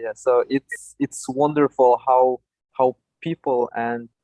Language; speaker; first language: English; non-native, fluent; Russian